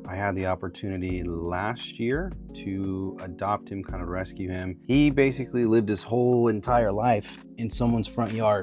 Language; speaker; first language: English; native; English